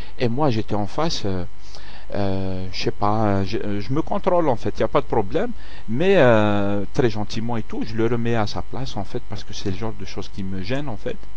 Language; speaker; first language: French; non-native, local second language; Kabyle